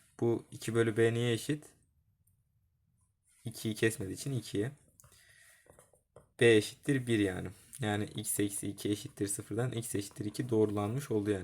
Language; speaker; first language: Turkish; native; Turkish